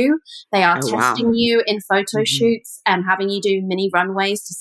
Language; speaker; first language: English; native; English